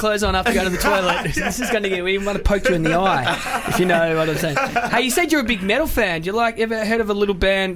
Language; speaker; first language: English; native; English